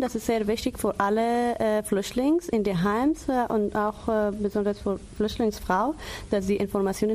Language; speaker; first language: German; non-native, learner; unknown